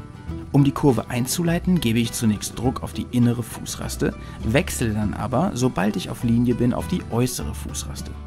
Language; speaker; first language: German; native; German